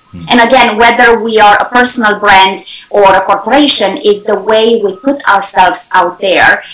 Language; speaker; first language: English; non-native, fluent; Romanian